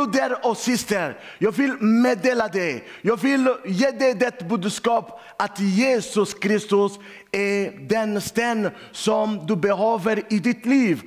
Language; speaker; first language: Swedish; non-native, learner; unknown